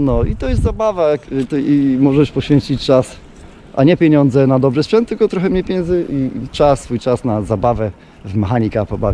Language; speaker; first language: Polish; native; Polish